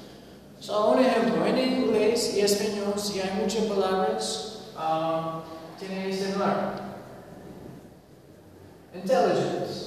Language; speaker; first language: Spanish; non-native, learner; English